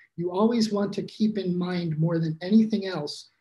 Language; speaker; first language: English; native; English